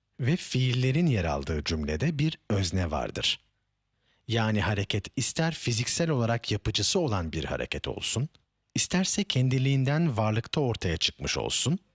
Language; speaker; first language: Turkish; native; Turkish